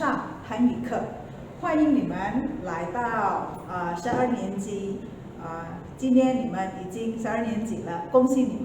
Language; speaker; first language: Chinese; non-native, fluent; Indonesian